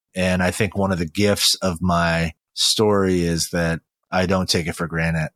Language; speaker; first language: English; early bilingual, other home language; Korean